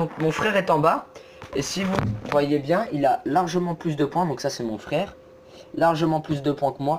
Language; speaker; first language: French; native; French